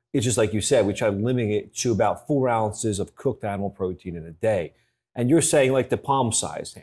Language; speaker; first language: English; native; English